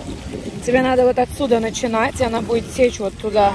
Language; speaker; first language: Russian; native; Russian